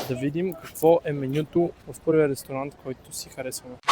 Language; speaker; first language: Bulgarian; native; Bulgarian